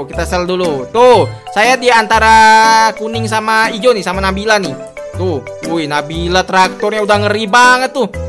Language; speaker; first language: Indonesian; native; Indonesian